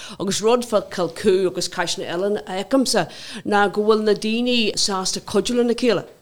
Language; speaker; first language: Irish; non-native, local second language; English